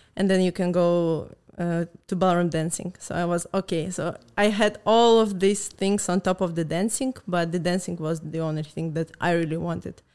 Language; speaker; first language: English; non-native, fluent; Russian